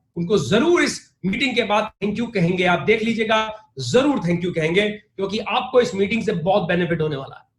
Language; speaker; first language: Hindi; native; Hindi